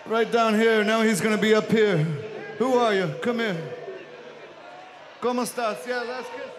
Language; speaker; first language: English; native; English